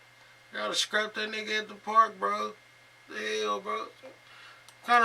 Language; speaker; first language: English; native; English